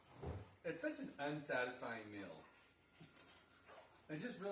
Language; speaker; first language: English; native; English